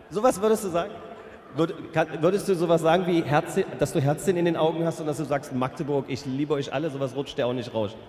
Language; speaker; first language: German; native; German